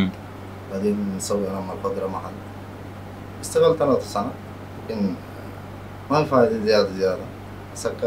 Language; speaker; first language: Arabic; non-native, learner; Bangla